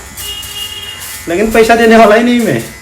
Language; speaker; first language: Hindi; non-native, local second language; Bodo